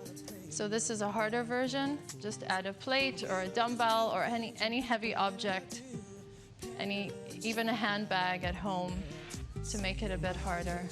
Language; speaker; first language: English; non-native, local second language; Arabic